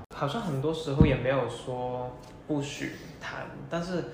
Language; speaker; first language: Chinese; non-native, local second language; Cantonese